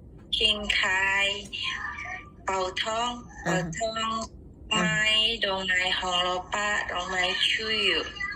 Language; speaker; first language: Cantonese; non-native, learner; Indonesian